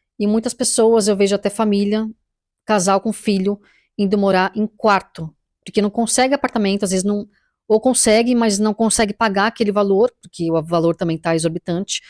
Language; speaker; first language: Portuguese; native; Portuguese